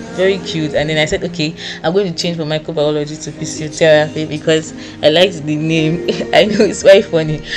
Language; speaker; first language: English; non-native, local second language; Yoruba